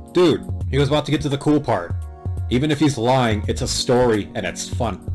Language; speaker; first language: English; native; English